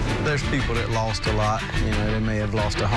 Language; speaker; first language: English; native; English